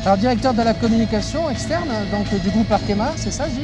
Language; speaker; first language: French; native; French